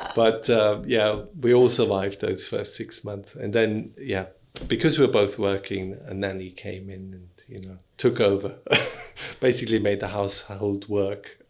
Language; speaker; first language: English; non-native, fluent; German